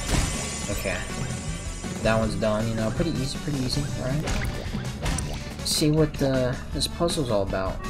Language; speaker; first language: English; native; English